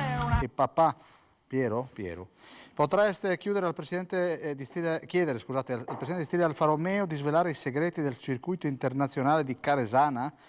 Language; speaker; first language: Italian; native; Italian